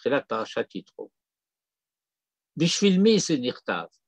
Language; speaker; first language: Hebrew; non-native, fluent; French